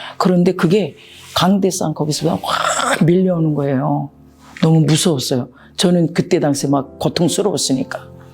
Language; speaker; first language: Korean; native; Korean